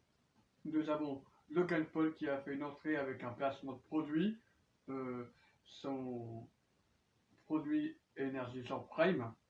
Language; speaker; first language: French; native; French